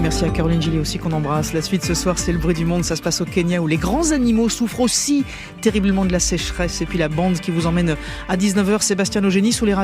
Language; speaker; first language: French; native; French